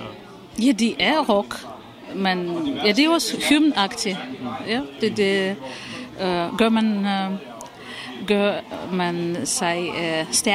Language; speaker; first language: Danish; non-native, fluent; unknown